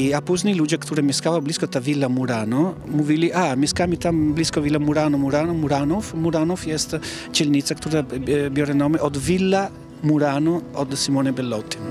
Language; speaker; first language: Polish; non-native, learner; Italian